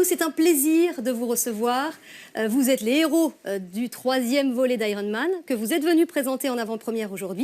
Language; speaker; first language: French; native; French